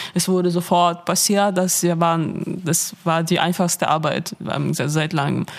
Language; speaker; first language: German; non-native, fluent; Russian